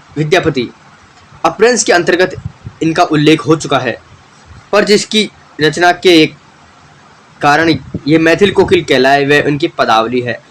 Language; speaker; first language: Hindi; native; Hindi